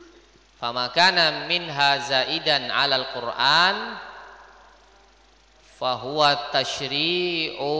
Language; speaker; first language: Arabic; non-native, fluent; Indonesian